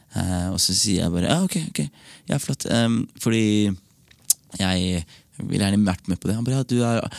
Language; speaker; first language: Norwegian; early bilingual, other home language; Somali